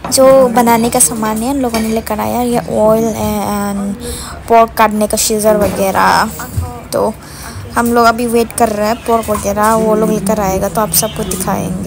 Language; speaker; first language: Hindi; non-native, local second language; Kok Borok